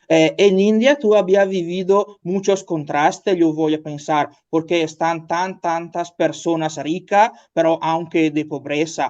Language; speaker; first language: Spanish; non-native, learner; Italian